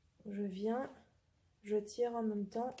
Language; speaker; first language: French; native; French